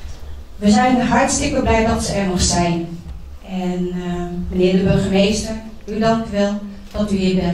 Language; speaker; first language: Dutch; early bilingual, other home language; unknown